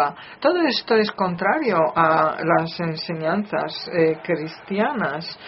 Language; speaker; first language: Spanish; non-native, fluent; Polish